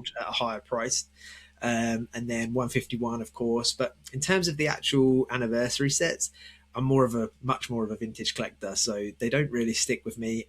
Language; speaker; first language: English; native; English